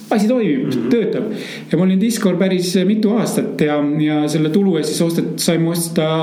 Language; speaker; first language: Estonian; native; Estonian